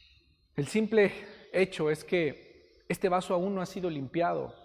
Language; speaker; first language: Spanish; native; Spanish